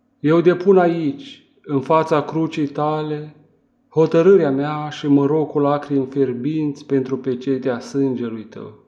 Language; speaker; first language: Romanian; native; Romanian